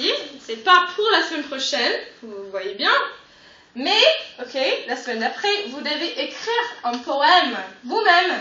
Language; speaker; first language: French; non-native, fluent; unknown